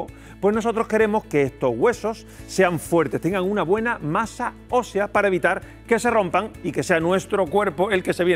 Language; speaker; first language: Spanish; native; Spanish